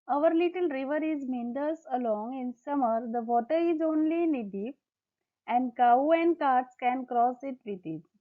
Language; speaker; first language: English; non-native, local second language; Marathi